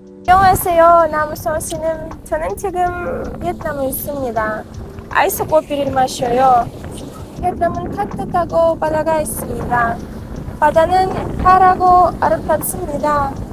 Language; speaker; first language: Korean; non-native, learner; Russian